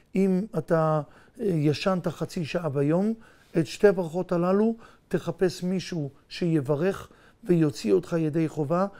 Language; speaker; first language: Hebrew; native; Hebrew